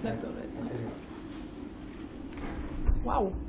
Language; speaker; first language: English; non-native, fluent; French